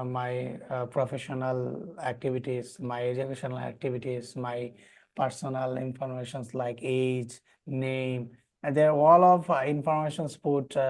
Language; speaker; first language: English; non-native, learner; Bangla